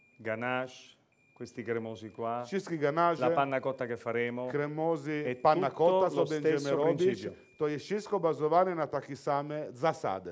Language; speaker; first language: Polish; non-native, learner; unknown